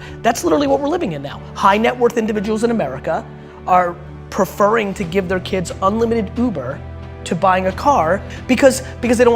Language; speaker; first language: English; early bilingual, other home language; Russian